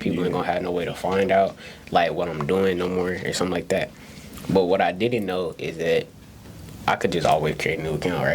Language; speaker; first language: English; native; English